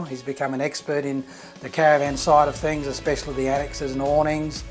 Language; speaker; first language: English; early bilingual, other home language; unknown